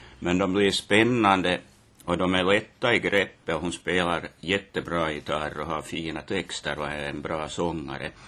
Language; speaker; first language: Swedish; native; Swedish